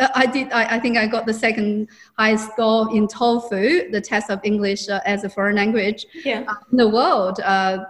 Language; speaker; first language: English; non-native, fluent; Chinese